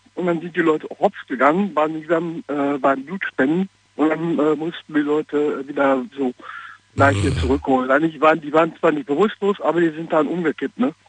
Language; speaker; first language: German; native; German